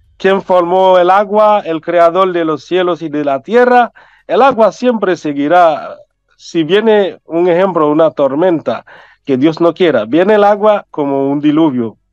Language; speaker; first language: Spanish; non-native, fluent; Haitian Creole